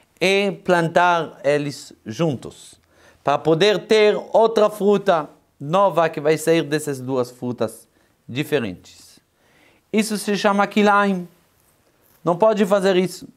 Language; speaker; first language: Portuguese; non-native, fluent; Hebrew